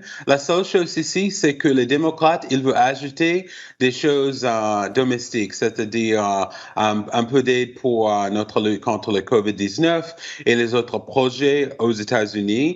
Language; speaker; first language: French; non-native, fluent; English